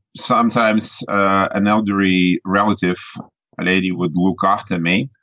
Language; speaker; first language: English; non-native, fluent; Russian